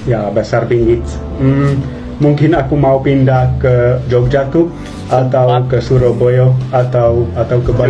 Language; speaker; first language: Indonesian; non-native, fluent; Hungarian